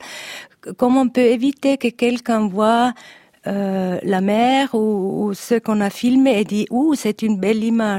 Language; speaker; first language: French; non-native, learner; Italian